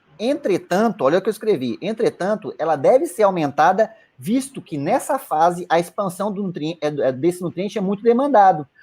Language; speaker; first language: Portuguese; native; Portuguese